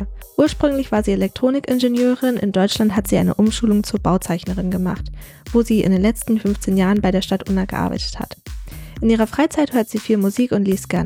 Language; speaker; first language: German; native; German